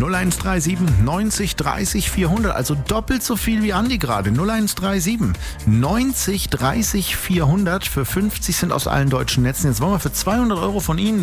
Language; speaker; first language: German; native; German